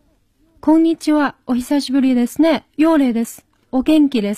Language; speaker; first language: Japanese; non-native, fluent; Chinese